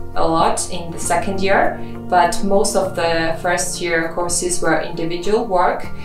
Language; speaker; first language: English; non-native, fluent; Georgian